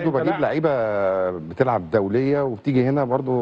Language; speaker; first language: Arabic; native; Arabic